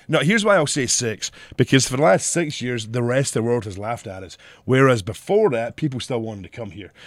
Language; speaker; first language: English; native; English